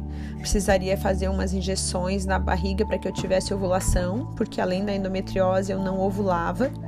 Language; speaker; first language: Portuguese; native; Portuguese